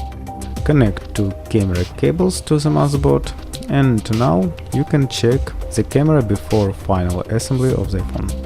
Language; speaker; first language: English; non-native, fluent; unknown